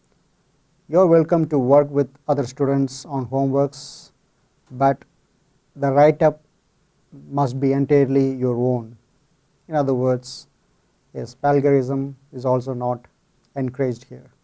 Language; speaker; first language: English; non-native, fluent; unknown